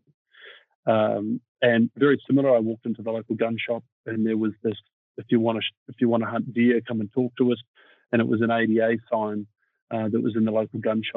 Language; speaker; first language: English; native; English